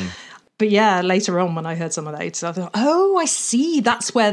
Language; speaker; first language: English; native; English